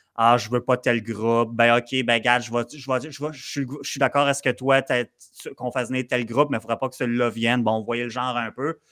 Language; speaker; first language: French; native; French